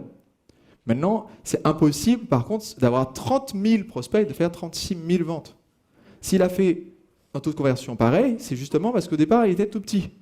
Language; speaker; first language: French; native; French